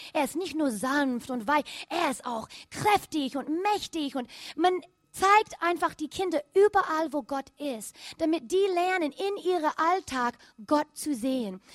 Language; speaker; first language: German; non-native, fluent; English